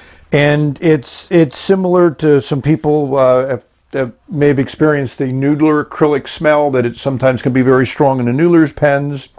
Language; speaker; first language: English; native; English